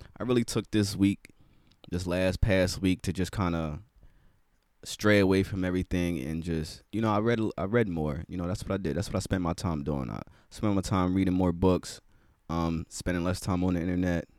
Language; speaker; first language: English; native; English